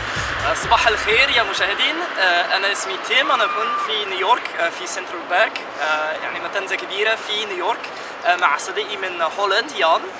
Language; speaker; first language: Arabic; non-native, fluent; English